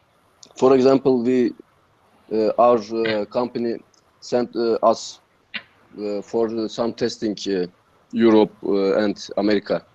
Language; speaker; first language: English; non-native, learner; Turkish